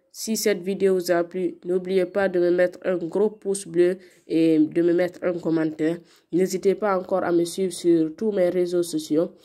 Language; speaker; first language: French; non-native, local second language; Fula